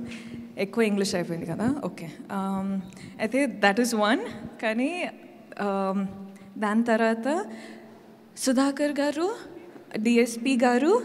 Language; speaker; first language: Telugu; non-native, fluent; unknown